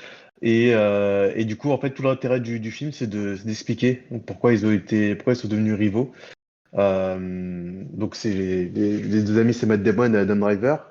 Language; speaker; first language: French; native; French